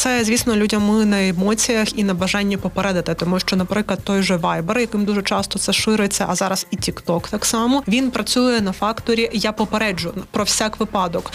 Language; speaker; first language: Ukrainian; native; Ukrainian